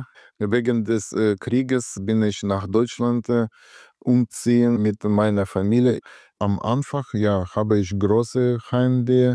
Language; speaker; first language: German; non-native, learner; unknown